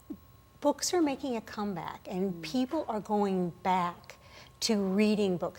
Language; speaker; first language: English; native; English